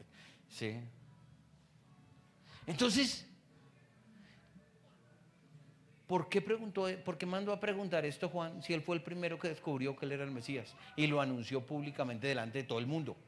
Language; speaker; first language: Spanish; native; Spanish